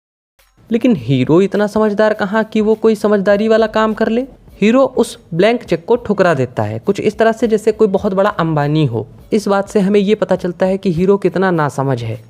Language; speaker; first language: Hindi; native; Hindi